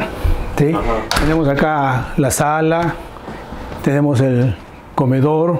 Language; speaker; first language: Spanish; native; Spanish